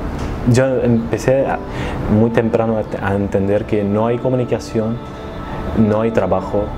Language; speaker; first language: Spanish; non-native, fluent; Arabic